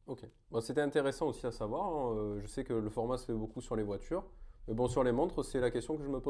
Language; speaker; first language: French; native; French